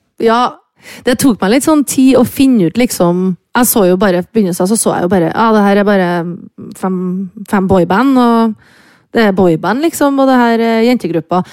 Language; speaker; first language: Norwegian; native; Norwegian